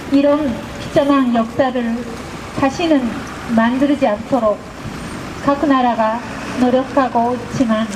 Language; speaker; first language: Korean; non-native, fluent; Japanese